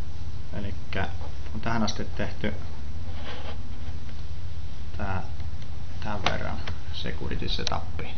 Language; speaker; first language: Finnish; native; Finnish